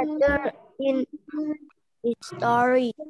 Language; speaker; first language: English; non-native, learner; Indonesian